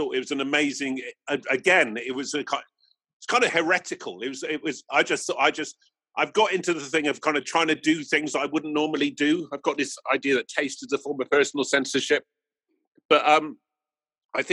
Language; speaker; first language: English; native; English